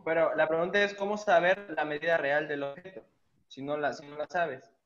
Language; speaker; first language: Spanish; native; Spanish